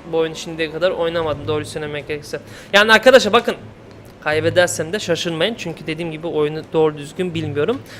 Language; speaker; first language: Turkish; native; Turkish